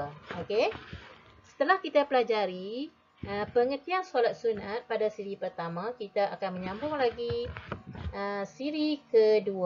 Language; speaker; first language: Malay; native; Malay